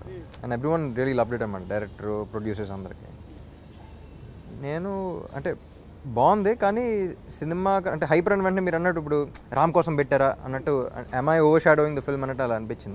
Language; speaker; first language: Telugu; native; Telugu